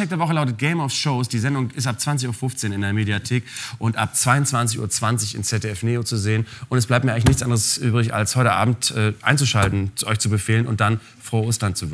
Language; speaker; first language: German; native; German